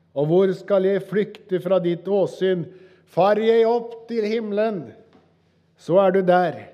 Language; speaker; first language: Norwegian; native; Norwegian